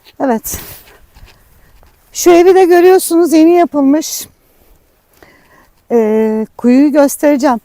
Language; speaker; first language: Turkish; native; Turkish